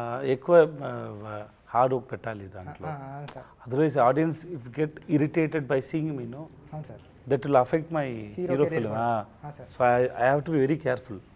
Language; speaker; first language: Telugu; non-native, learner; Tamil